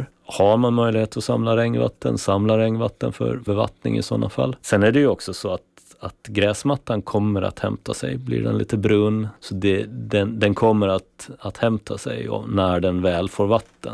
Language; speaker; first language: Swedish; native; Swedish